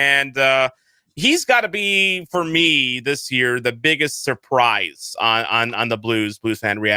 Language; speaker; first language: English; native; English